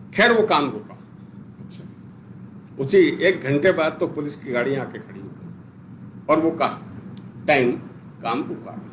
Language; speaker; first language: Hindi; native; Hindi